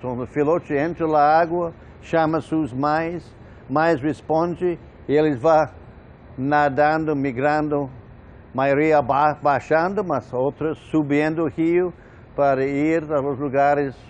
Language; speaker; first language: Portuguese; non-native, fluent; English